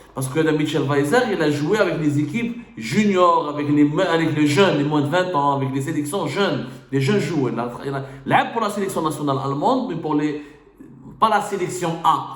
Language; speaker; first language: French; non-native, local second language; Arabic